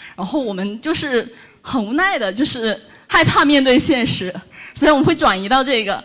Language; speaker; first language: Chinese; native; Chinese